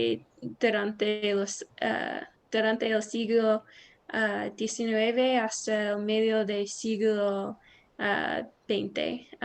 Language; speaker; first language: Spanish; non-native, learner; English